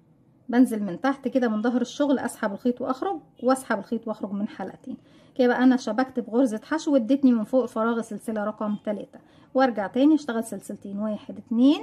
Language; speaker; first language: Arabic; native; Arabic